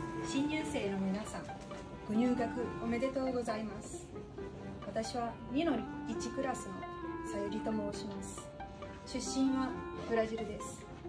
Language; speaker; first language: Japanese; non-native, learner; Portuguese